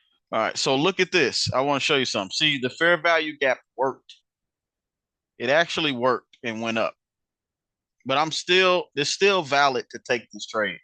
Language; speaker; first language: English; native; English